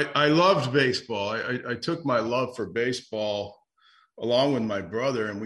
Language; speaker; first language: English; native; English